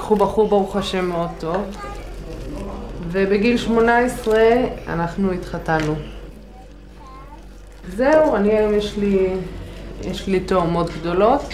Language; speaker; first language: Hebrew; non-native, local second language; Yiddish